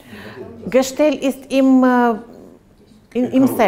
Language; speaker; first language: German; non-native, fluent; Russian